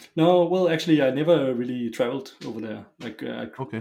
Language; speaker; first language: English; non-native, fluent; Danish